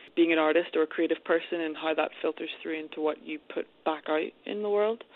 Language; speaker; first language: English; native; English